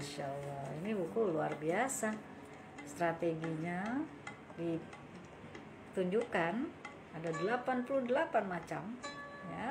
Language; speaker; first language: Indonesian; native; Indonesian